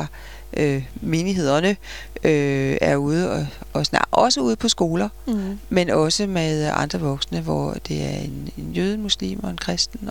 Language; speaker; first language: Danish; native; Danish